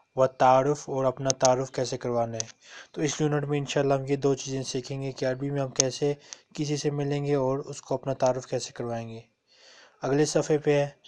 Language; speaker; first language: Urdu; native; Urdu